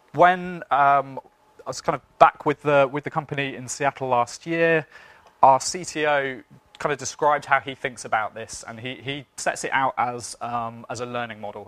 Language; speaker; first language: English; native; English